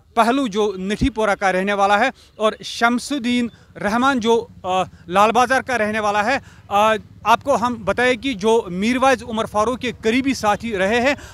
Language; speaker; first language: Hindi; non-native, local second language; Kashmiri